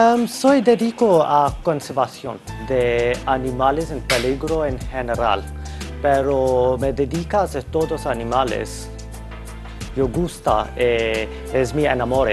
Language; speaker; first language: Spanish; non-native, learner; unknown